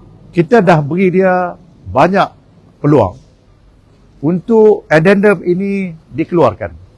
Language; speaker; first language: Malay; native; Malay